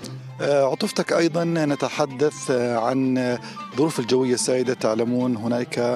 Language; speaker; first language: Arabic; native; Arabic